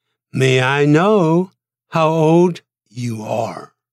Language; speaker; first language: English; non-native, fluent; Chinese